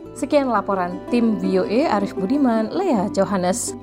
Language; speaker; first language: Indonesian; native; Indonesian